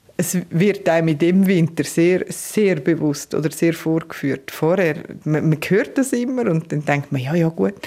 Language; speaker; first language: German; native; German